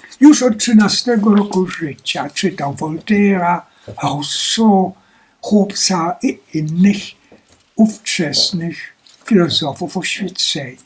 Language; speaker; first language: Polish; native; Polish